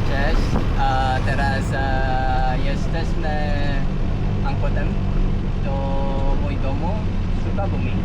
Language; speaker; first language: Polish; non-native, learner; Indonesian